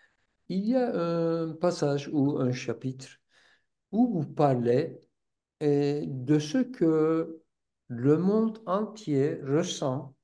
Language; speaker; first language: French; non-native, fluent; Turkish